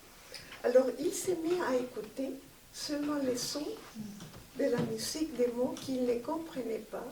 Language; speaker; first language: French; non-native, fluent; Spanish